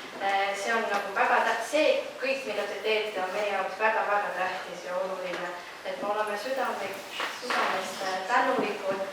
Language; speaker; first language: Estonian; non-native, local second language; Russian